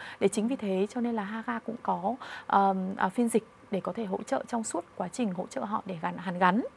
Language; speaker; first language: Vietnamese; native; Vietnamese